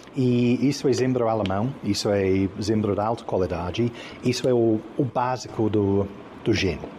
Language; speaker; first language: Portuguese; non-native, fluent; English